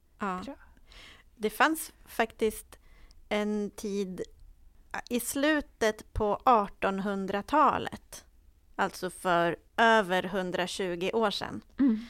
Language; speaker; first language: Swedish; native; Swedish